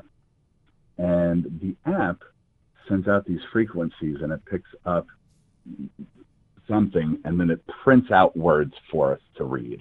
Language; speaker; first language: English; native; English